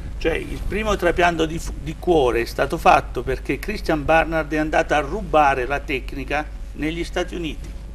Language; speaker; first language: Italian; native; Italian